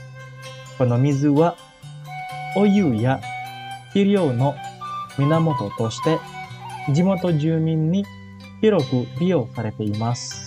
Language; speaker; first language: Japanese; non-native, fluent; Indonesian